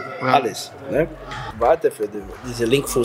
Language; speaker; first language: German; non-native, learner; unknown